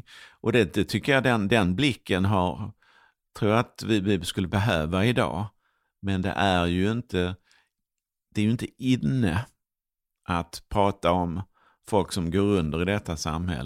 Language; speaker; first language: Swedish; native; Swedish